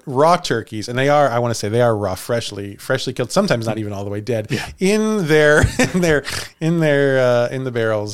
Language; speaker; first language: English; native; English